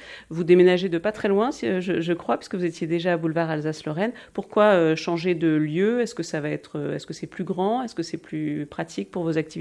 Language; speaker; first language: French; native; French